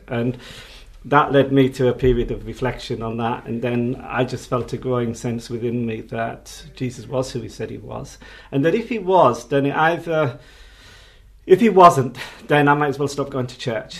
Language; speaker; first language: English; native; English